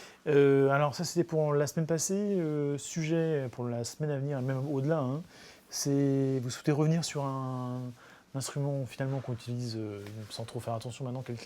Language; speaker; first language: French; native; French